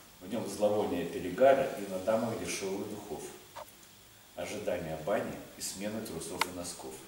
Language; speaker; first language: Russian; native; Russian